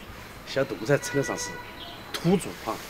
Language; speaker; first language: Chinese; native; Chinese